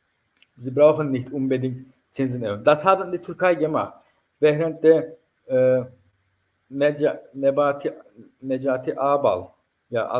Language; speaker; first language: German; non-native, fluent; Turkish